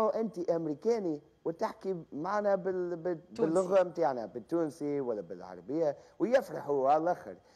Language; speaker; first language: Arabic; non-native, fluent; English